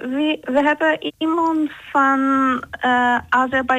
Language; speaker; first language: Dutch; non-native, fluent; Turkish